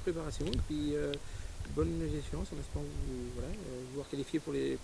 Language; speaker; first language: French; native; French